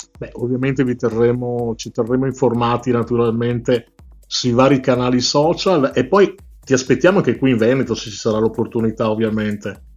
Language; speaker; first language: Italian; native; Italian